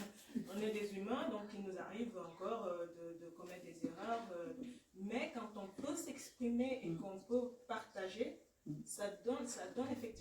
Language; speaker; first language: French; native; French